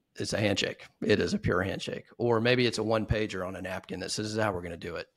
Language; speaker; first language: English; native; English